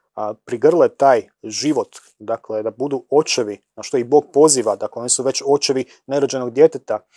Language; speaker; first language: Croatian; native; Croatian